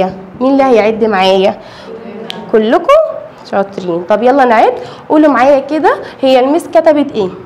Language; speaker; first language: Arabic; native; Arabic